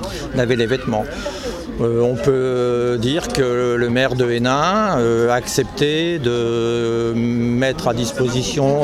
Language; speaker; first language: French; native; French